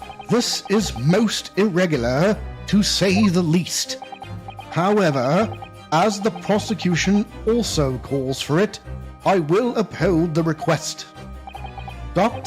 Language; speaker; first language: English; native; English